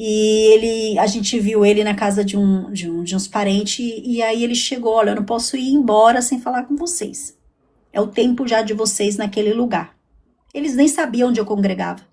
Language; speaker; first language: Portuguese; native; Portuguese